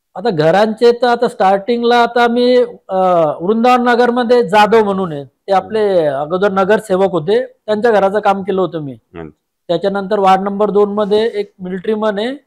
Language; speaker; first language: Marathi; native; Marathi